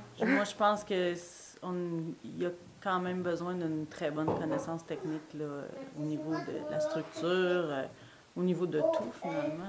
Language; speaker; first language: French; native; French